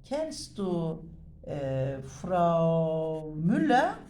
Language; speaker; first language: German; non-native, fluent; Turkish